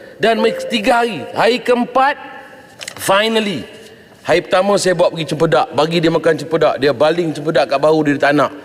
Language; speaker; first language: Malay; native; Malay